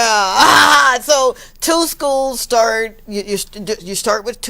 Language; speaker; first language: English; native; English